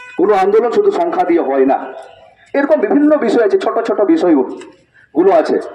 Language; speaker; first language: Bangla; non-native, local second language; Santali